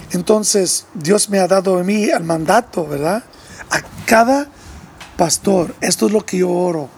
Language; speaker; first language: Spanish; early bilingual, heritage; English